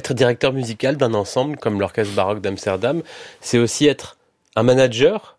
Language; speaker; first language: French; native; French